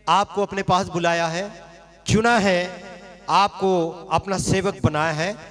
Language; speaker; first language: Hindi; non-native, local second language; Marathi